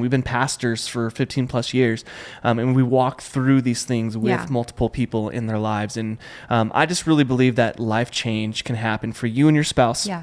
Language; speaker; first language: English; native; English